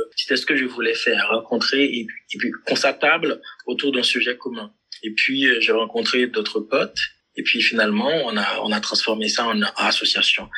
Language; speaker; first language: French; non-native, local second language; Haitian Creole